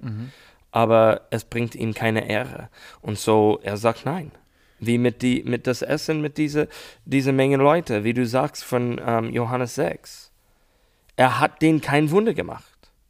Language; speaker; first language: German; non-native, learner; English